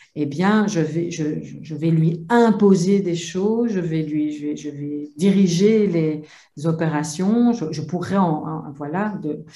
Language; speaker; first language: French; native; French